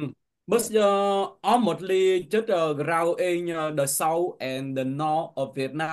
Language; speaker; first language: English; non-native, learner; Vietnamese